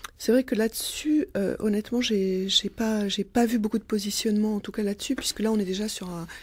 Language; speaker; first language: French; native; French